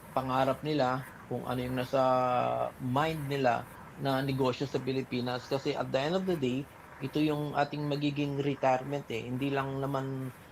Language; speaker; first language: Filipino; native; Filipino